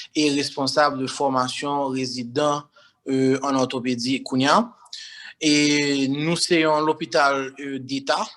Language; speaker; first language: French; non-native, local second language; Haitian Creole